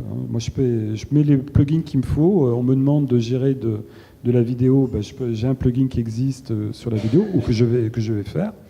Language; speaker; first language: French; native; French